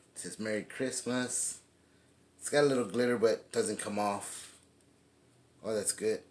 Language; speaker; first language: English; native; English